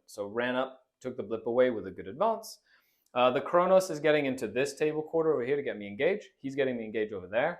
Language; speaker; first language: English; native; English